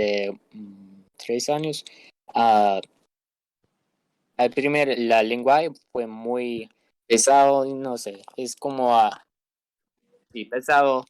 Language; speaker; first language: Spanish; non-native, learner; English